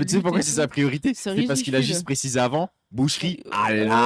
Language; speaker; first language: French; native; French